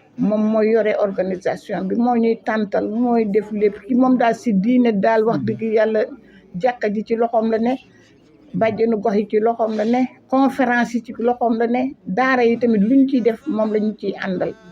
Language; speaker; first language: Wolof; native; Wolof